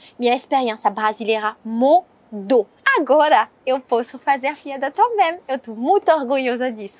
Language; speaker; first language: Portuguese; non-native, learner; French